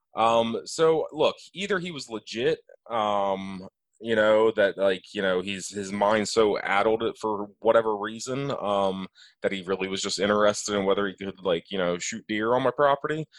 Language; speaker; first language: English; native; English